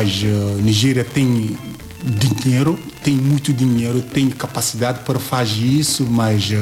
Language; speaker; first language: Portuguese; non-native, learner; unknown